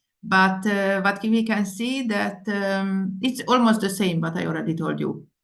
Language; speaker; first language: English; non-native, fluent; Indonesian